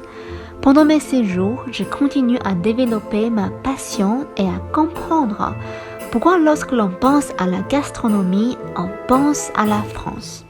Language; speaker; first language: French; non-native, fluent; Chinese